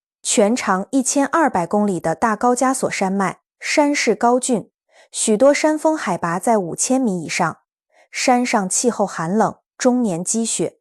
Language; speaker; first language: Chinese; native; Chinese